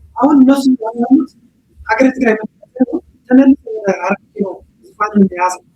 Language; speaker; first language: Amharic; non-native, local second language; Tigrinya